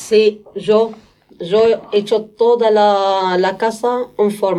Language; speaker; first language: Spanish; non-native, learner; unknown